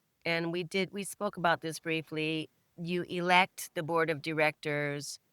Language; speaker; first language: English; native; English